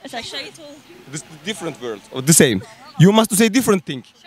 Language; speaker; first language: English; non-native, learner; Turkish